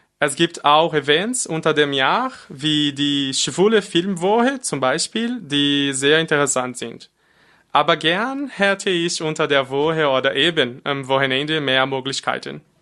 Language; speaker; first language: German; non-native, fluent; Portuguese